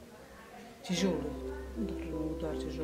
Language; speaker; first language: Russian; non-native, local second language; Uzbek